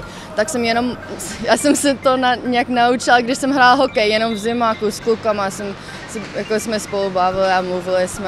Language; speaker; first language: Czech; non-native, local second language; English